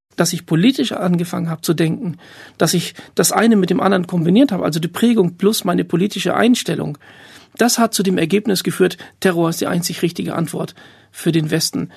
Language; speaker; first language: German; early bilingual, other home language; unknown